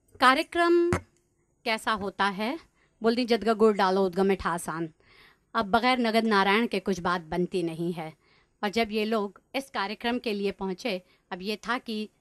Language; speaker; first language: Hindi; native; Hindi